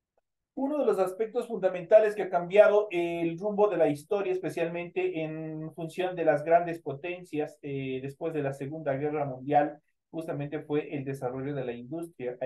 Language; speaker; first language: Spanish; native; Spanish